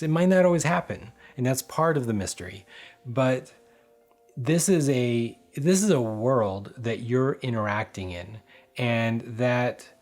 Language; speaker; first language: English; native; English